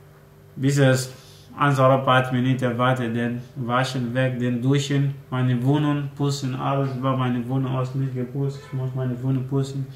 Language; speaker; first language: German; non-native, learner; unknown